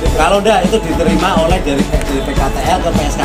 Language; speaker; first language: Indonesian; native; Indonesian